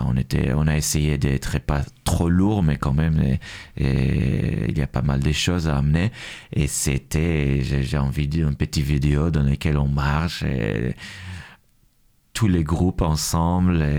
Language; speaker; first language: French; non-native, fluent; Hebrew